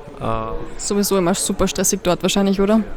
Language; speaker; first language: German; native; German